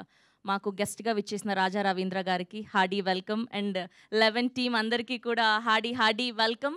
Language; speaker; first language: Telugu; native; Telugu